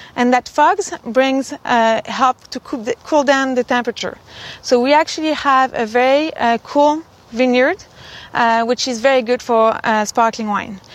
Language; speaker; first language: English; non-native, fluent; French